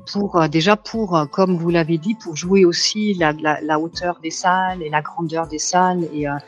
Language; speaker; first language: French; non-native, fluent; German